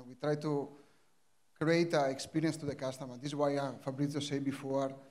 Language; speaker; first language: English; non-native, fluent; Italian